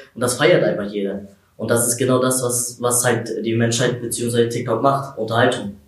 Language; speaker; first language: German; early bilingual, other home language; Arabic